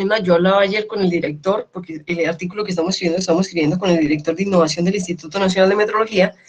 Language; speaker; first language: Spanish; native; Spanish